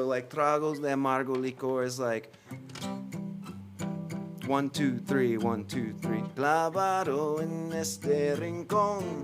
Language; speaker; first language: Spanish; non-native, fluent; English